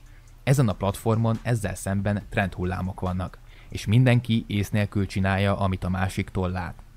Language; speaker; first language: Hungarian; native; Hungarian